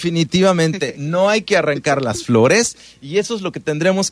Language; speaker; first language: Spanish; native; Spanish